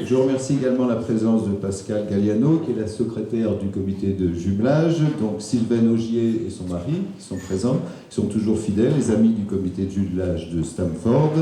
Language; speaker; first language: French; native; French